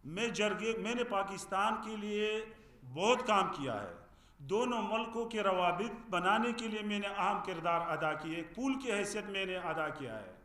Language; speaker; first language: Urdu; non-native, fluent; Pashto